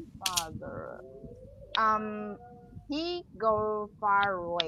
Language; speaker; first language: English; non-native, learner; Vietnamese